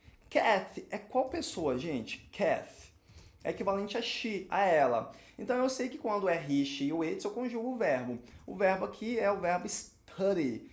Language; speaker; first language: Portuguese; native; Portuguese